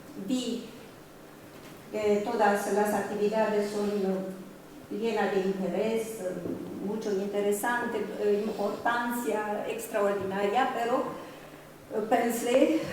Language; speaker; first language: Spanish; non-native, fluent; Romanian